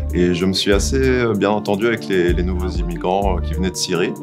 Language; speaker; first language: French; native; French